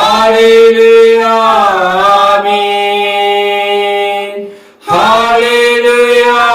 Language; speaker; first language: Hindi; native; Hindi